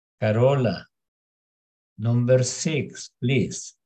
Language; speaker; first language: English; non-native, learner; Spanish